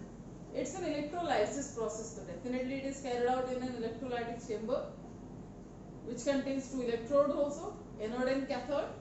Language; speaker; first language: English; non-native, local second language; Hindi